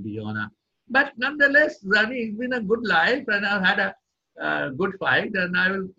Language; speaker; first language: English; non-native, local second language; Bangla